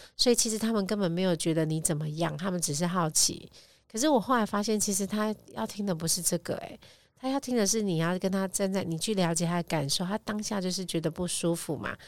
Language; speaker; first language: Chinese; native; Chinese